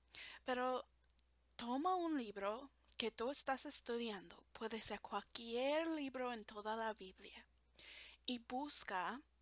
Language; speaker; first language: Spanish; non-native, fluent; English